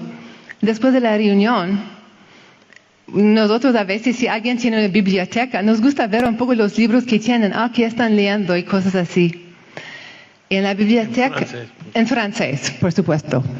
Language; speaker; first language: Spanish; non-native, fluent; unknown